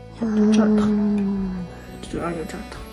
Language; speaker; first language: Chinese; native; Chinese